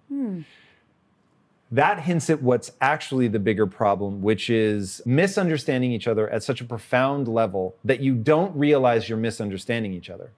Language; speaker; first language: English; native; English